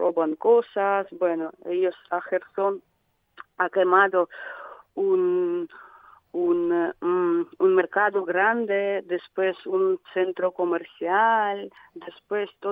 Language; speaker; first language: Spanish; non-native, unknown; Russian